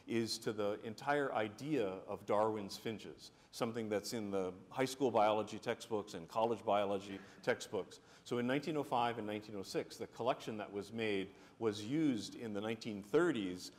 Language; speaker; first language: English; native; English